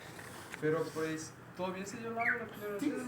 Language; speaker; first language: Spanish; native; Spanish